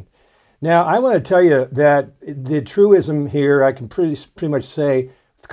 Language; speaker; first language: English; native; English